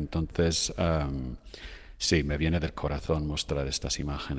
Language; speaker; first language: Spanish; non-native, fluent; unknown